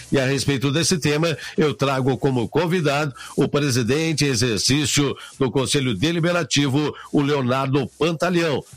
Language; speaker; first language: Portuguese; native; Portuguese